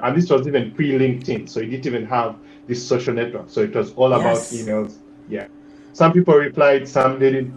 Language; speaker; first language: English; non-native, local second language; Ganda